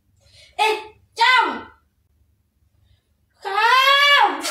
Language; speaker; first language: Vietnamese; non-native, learner; Javanese